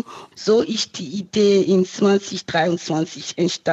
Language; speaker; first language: German; non-native, fluent; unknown